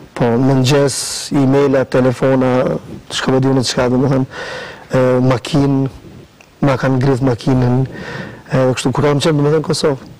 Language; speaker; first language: Albanian; early bilingual, heritage; Albanian